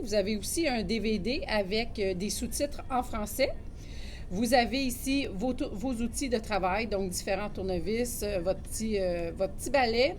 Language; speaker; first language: French; native; French